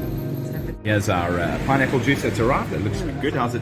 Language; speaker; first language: English; native; English